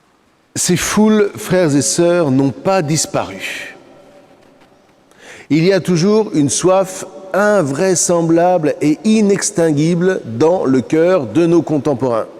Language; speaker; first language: French; native; French